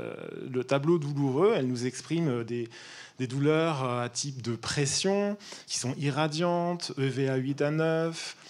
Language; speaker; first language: French; native; French